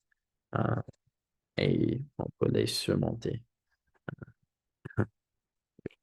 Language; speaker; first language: French; non-native, learner; English